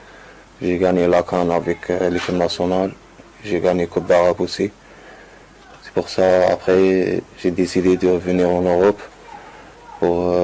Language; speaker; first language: French; non-native, learner; Arabic